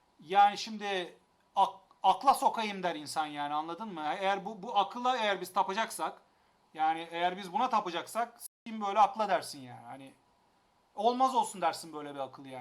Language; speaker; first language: Turkish; native; Turkish